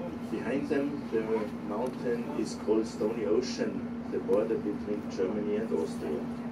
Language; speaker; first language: English; non-native, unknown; German